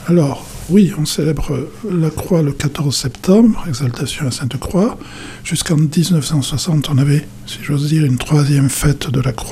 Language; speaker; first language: French; native; French